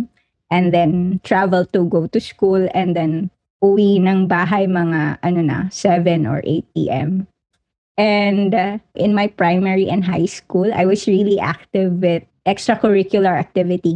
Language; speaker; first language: English; non-native, local second language; Waray